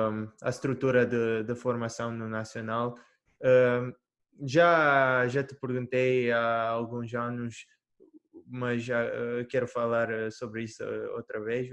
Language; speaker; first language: Portuguese; early bilingual, heritage; Portuguese